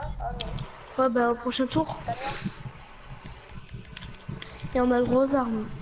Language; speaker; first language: French; native; French